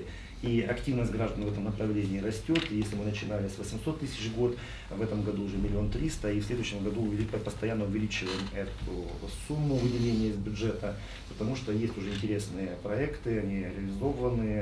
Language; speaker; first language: Russian; native; Russian